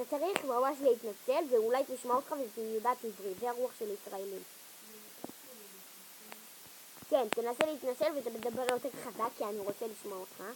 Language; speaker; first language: Hebrew; native; Hebrew